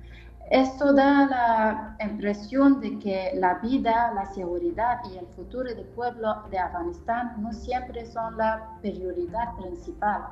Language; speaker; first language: Spanish; non-native, fluent; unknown